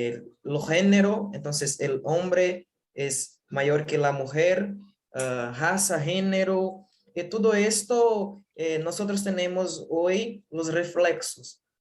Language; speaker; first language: Spanish; non-native, learner; Portuguese